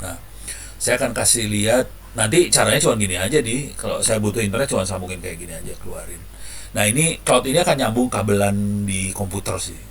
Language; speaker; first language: Indonesian; native; Indonesian